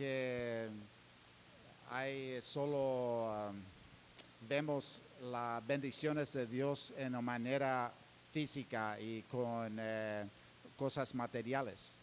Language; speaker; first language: Spanish; non-native, fluent; English